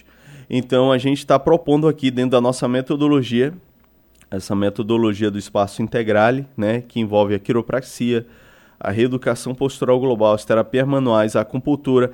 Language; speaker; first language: Portuguese; native; Portuguese